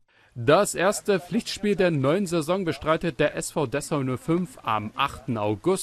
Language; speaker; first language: German; native; German